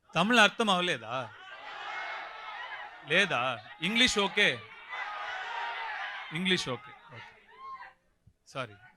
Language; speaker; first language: Telugu; non-native, learner; Tamil